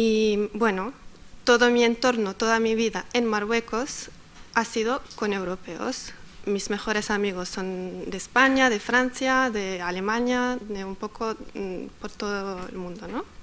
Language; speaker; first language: Spanish; non-native, fluent; Arabic